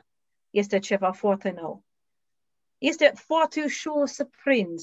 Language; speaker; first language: Romanian; non-native, learner; English